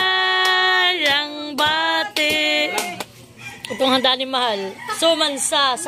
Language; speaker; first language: Filipino; native; Filipino